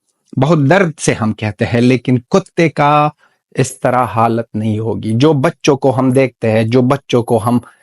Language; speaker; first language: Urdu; non-native, fluent; Pashto